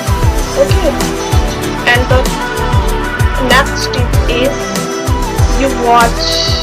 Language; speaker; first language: English; non-native, learner; Hindi